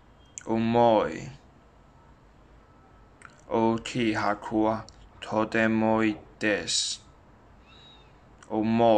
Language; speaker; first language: Japanese; non-native, learner; Chinese